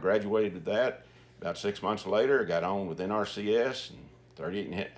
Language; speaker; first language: English; native; English